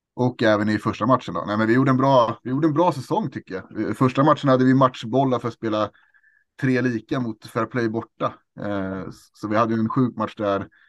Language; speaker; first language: Swedish; native; Swedish